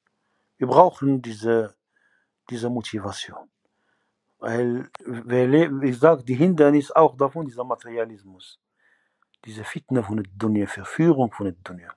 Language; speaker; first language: German; non-native, fluent; Arabic